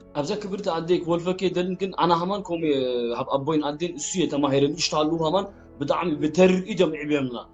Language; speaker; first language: Tigrinya; early bilingual, heritage; Tigrinya